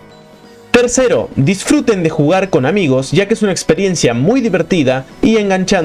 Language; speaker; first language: Spanish; native; Spanish